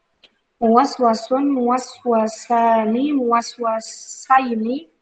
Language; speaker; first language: Arabic; non-native, learner; Indonesian